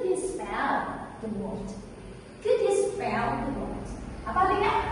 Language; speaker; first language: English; non-native, fluent; Indonesian